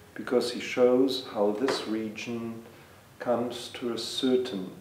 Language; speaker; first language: English; non-native, fluent; German